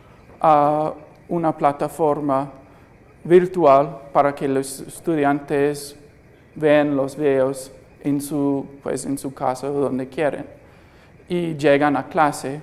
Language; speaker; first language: Spanish; non-native, fluent; English